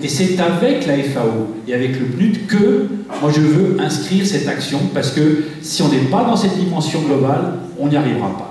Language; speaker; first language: French; native; French